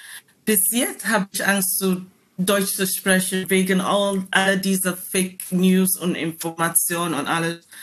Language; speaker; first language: German; non-native, learner; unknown